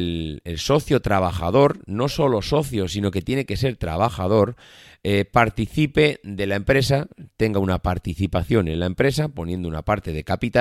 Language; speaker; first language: Spanish; native; Spanish